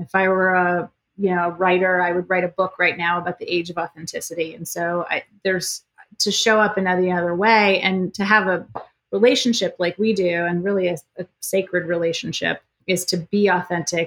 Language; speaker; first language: English; native; English